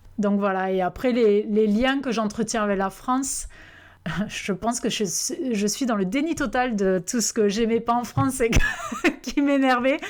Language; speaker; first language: French; native; French